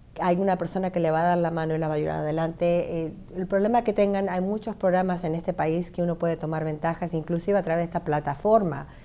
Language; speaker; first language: Spanish; native; Spanish